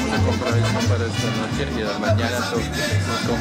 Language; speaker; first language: Spanish; non-native, learner; Amharic